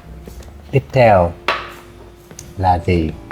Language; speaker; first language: Vietnamese; non-native, learner; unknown